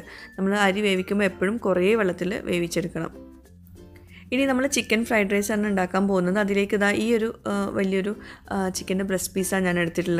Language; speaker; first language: Malayalam; native; Malayalam